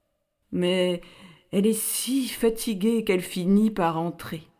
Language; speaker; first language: French; native; French